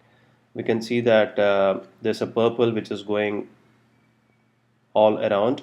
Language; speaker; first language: English; non-native, local second language; Telugu